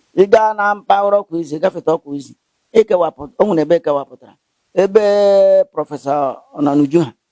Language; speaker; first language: Igbo; non-native, local second language; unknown